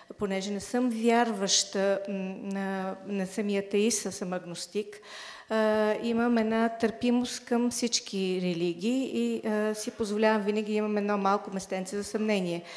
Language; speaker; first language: Bulgarian; native; Bulgarian